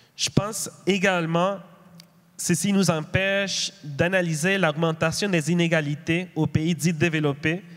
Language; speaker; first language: French; non-native, fluent; Spanish